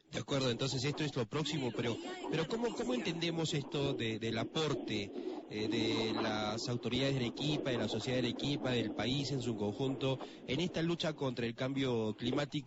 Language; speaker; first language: Spanish; native; Spanish